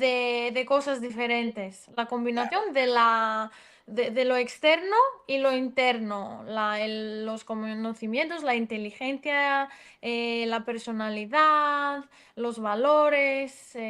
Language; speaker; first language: Spanish; non-native, fluent; Greek